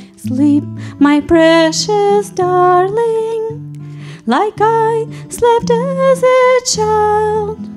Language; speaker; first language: English; non-native, fluent; Russian